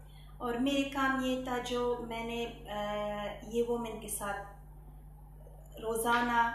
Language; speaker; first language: Hindi; non-native, fluent; Persian